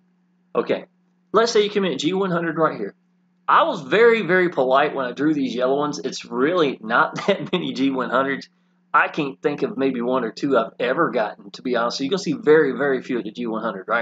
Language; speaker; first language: English; native; English